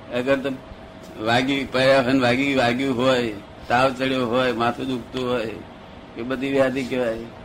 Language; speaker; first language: Gujarati; native; Gujarati